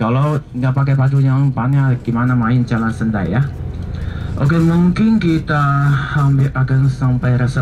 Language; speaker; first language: Indonesian; non-native, fluent; Chinese